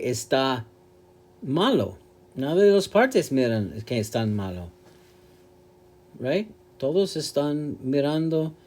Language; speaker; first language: Spanish; non-native, learner; English